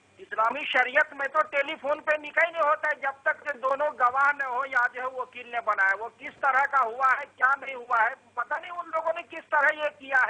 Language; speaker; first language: Hindi; native; Hindi